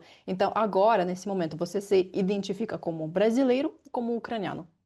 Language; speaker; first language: Portuguese; non-native, fluent; Ukrainian